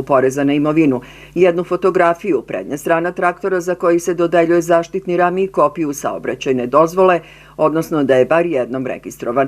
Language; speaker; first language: Serbian; native; Serbian